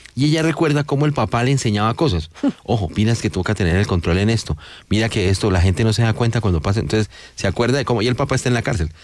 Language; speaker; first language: Spanish; native; Spanish